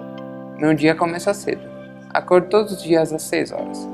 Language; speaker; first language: Portuguese; non-native, fluent; Albanian